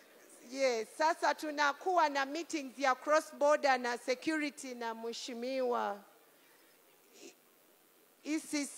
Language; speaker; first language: Swahili; non-native, learner; Ganda